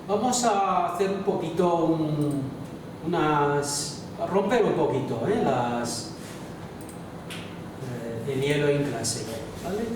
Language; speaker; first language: Spanish; non-native, fluent; Arabic